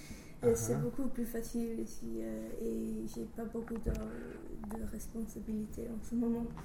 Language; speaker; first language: French; non-native, learner; English